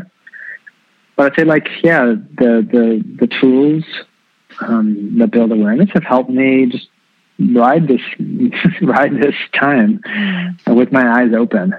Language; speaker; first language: English; native; English